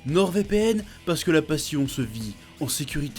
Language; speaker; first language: French; native; French